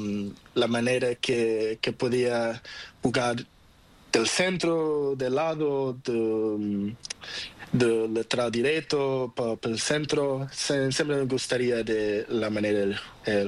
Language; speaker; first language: Spanish; non-native, learner; Portuguese